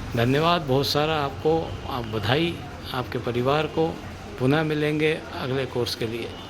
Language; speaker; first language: Hindi; native; Hindi